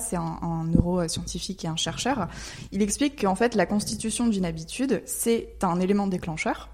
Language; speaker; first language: French; native; French